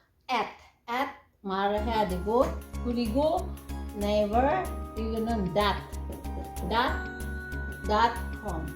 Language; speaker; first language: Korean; non-native, learner; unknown